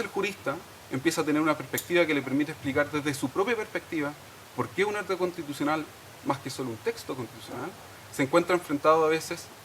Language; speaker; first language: Spanish; native; Spanish